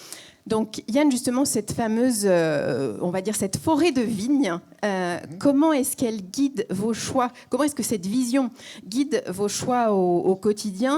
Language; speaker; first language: French; native; French